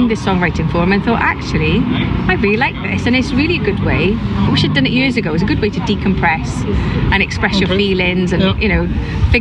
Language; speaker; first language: English; native; English